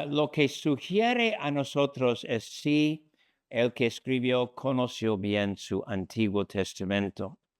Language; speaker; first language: Spanish; non-native, fluent; English